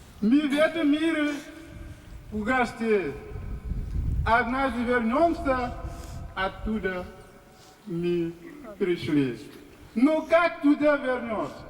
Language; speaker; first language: Russian; non-native, fluent; Portuguese